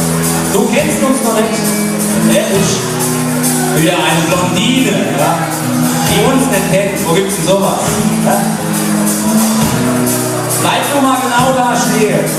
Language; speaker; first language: German; native; German